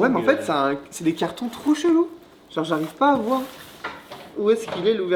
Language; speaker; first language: French; native; French